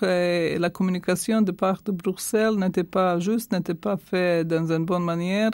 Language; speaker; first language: French; non-native, fluent; Croatian